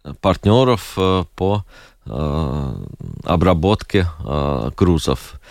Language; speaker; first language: Russian; non-native, local second language; Latvian